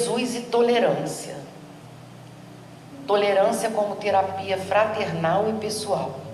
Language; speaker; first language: Portuguese; native; Portuguese